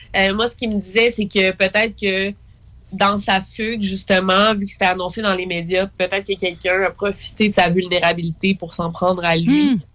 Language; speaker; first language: French; native; French